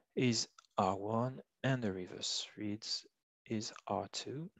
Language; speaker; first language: English; non-native, fluent; French